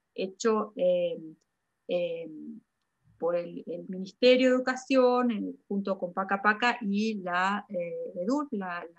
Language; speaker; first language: Spanish; native; Spanish